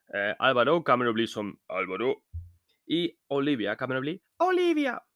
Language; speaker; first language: Norwegian; non-native, learner; Spanish